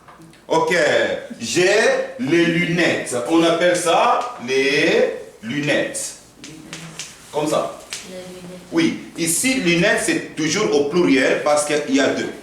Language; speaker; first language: French; non-native, fluent; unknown